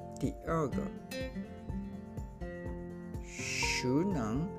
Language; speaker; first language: Chinese; non-native, learner; Japanese